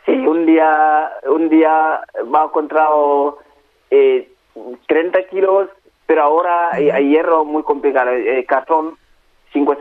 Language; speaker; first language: Spanish; non-native, learner; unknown